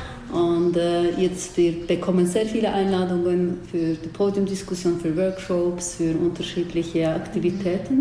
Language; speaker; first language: German; non-native, learner; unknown